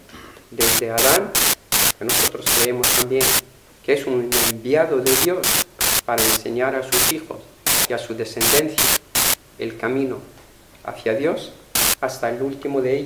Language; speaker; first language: Spanish; non-native, fluent; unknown